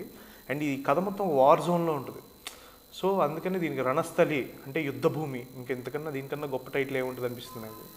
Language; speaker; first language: Telugu; native; Telugu